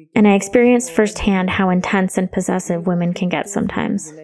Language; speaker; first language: English; non-native, fluent; Greek